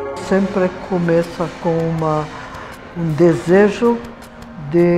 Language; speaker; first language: Portuguese; non-native, fluent; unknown